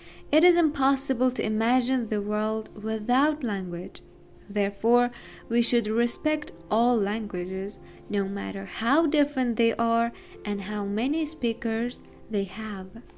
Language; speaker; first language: English; non-native, fluent; Persian